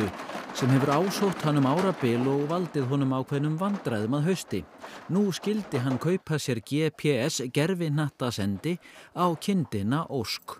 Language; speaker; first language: Icelandic; native; Icelandic